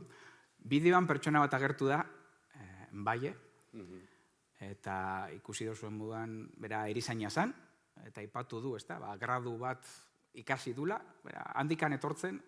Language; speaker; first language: Basque; native; Basque